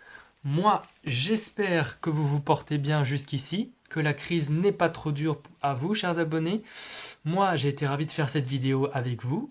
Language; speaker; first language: French; native; French